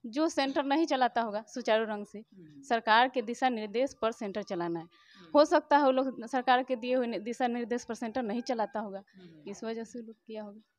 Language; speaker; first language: Hindi; native; Hindi